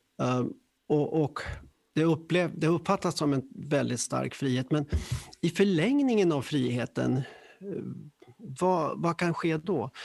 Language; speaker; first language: Swedish; native; Swedish